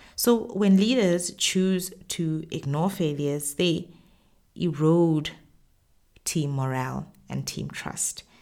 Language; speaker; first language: English; non-native, local second language; Tswana